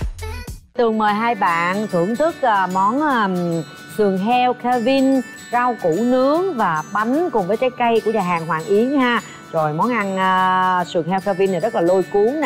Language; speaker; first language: Vietnamese; native; Vietnamese